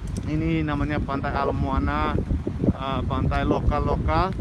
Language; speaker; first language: Indonesian; early bilingual, heritage; English